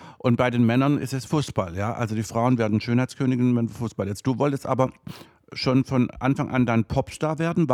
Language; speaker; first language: German; native; German